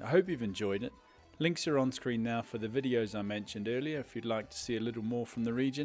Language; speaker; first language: English; native; English